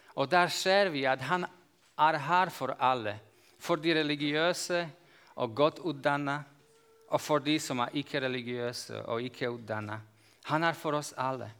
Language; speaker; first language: Norwegian; non-native, fluent; Slovak